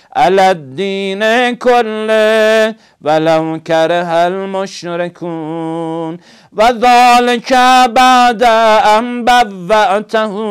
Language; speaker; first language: Arabic; non-native, fluent; Persian